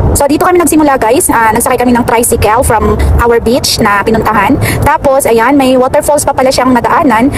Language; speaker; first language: Filipino; non-native, local second language; Cebuano